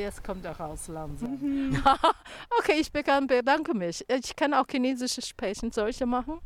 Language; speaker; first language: German; non-native, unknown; Chinese